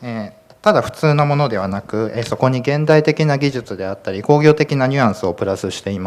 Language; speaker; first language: Japanese; native; Japanese